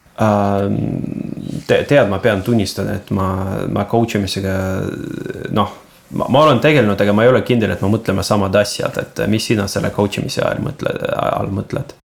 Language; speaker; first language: Estonian; non-native, local second language; Russian